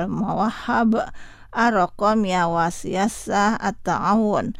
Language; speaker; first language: Arabic; non-native, fluent; Indonesian